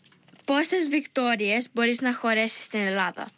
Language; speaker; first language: Greek; early bilingual, heritage; Greek